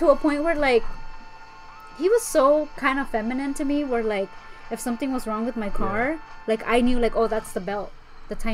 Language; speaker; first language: English; native; English